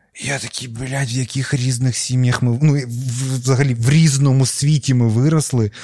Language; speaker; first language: Ukrainian; non-native, local second language; Russian